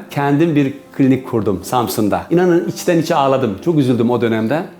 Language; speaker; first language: Turkish; native; Turkish